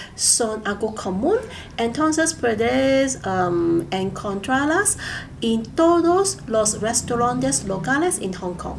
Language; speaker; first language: Spanish; non-native, learner; Cantonese